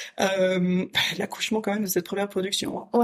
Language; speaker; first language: French; native; French